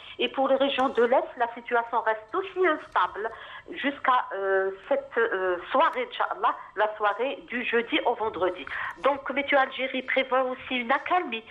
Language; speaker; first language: French; non-native, local second language; Arabic